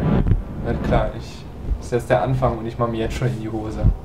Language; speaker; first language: German; native; German